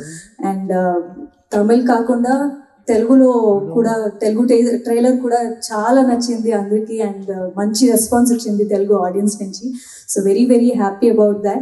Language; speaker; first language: Telugu; non-native, local second language; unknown